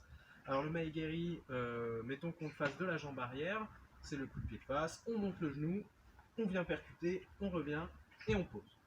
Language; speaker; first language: French; native; French